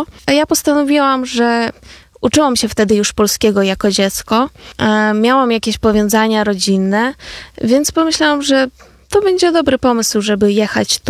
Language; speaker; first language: Polish; non-native, fluent; Ukrainian